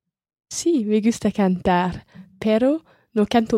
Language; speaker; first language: Spanish; non-native, learner; English